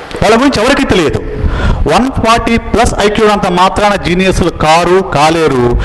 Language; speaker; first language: Telugu; native; Telugu